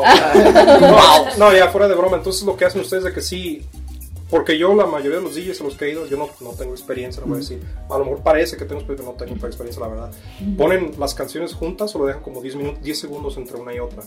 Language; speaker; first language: Spanish; native; Spanish